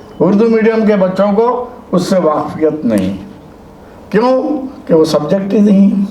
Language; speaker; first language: Urdu; native; Urdu